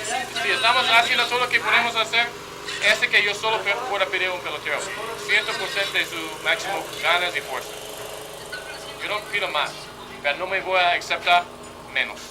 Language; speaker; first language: Spanish; non-native, fluent; English